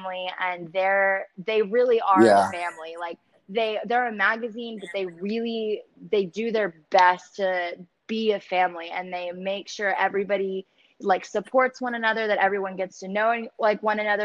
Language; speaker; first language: English; native; English